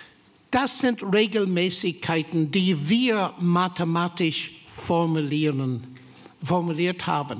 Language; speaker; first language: German; non-native, fluent; English